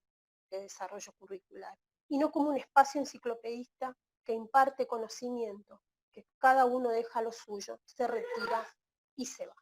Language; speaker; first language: Spanish; native; Spanish